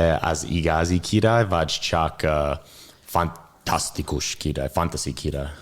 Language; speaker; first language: Hungarian; non-native, learner; English